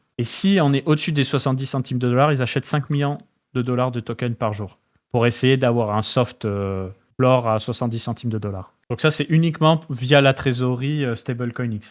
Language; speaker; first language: French; native; French